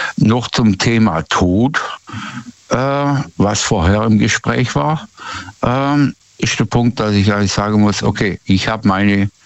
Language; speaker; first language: German; native; German